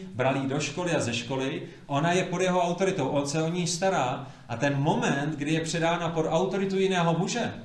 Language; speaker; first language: Czech; native; Czech